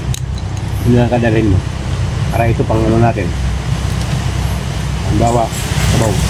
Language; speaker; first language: Filipino; native; Filipino